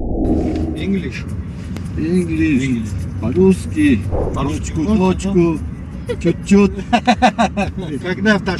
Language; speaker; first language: Russian; non-native, local second language; Uzbek